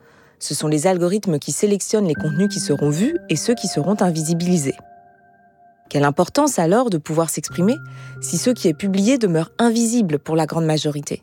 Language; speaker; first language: French; native; French